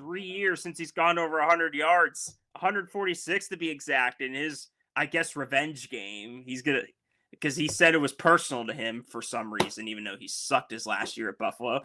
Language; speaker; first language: English; native; English